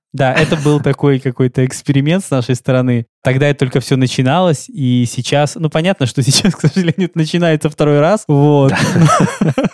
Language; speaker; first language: Russian; native; Russian